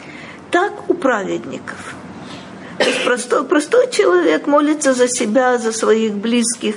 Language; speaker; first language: Russian; native; Russian